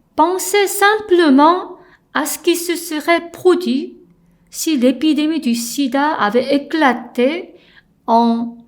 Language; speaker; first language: French; non-native, fluent; Korean